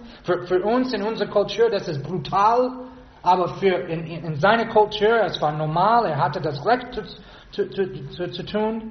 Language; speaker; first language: German; non-native, fluent; English